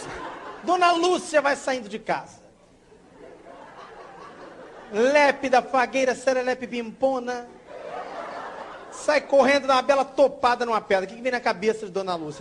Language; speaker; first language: Portuguese; native; Portuguese